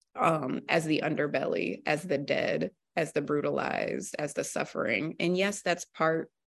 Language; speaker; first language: English; native; English